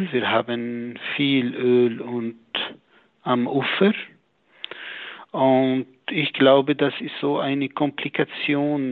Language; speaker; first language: German; non-native, fluent; Arabic